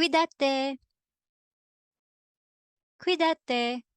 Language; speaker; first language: Spanish; non-native, fluent; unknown